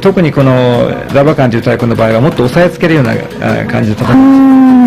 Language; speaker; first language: Japanese; native; Japanese